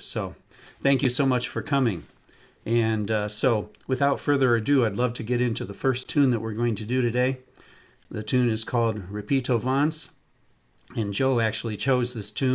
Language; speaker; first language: English; native; English